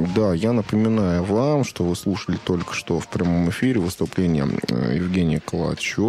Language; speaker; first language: Russian; native; Russian